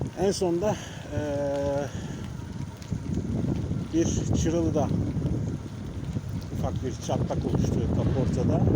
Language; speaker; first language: Turkish; native; Turkish